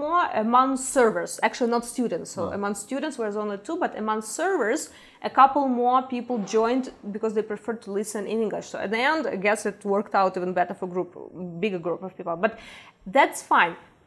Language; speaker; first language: English; non-native, fluent; Ukrainian